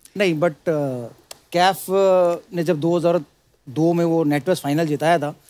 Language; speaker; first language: Hindi; native; Hindi